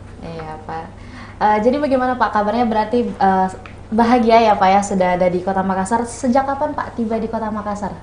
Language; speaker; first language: Indonesian; native; Indonesian